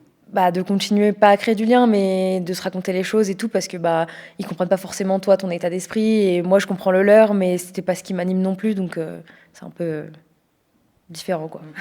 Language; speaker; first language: French; native; French